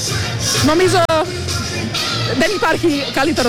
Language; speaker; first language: Greek; non-native, fluent; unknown